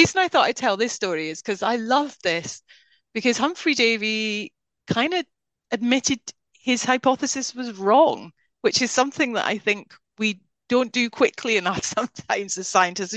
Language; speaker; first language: English; native; English